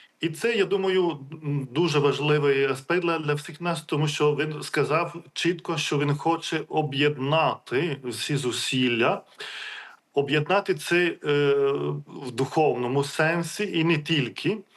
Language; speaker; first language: Ukrainian; non-native, fluent; Lithuanian